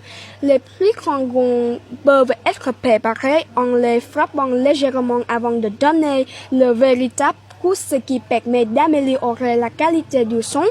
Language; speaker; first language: French; non-native, learner; Vietnamese